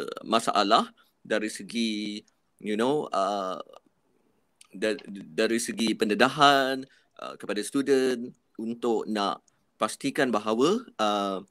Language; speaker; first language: Malay; native; Malay